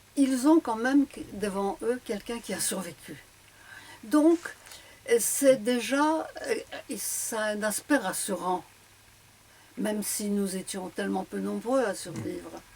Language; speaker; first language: French; early bilingual, other home language; Polish